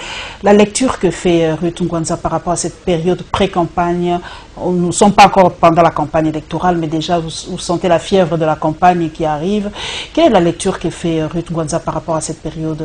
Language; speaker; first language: French; non-native, local second language; Lingala